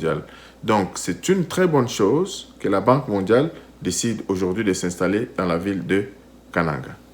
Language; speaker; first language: French; non-native, local second language; Lingala